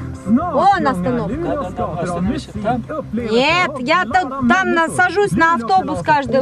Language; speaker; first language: Russian; native; Russian